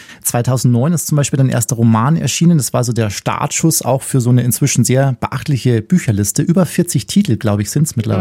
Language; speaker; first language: German; native; German